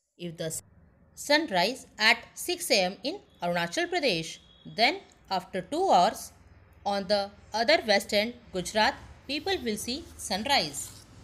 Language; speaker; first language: English; non-native, local second language; Hindi